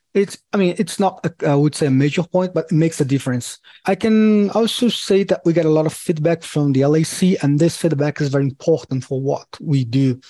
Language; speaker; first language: English; non-native, fluent; Portuguese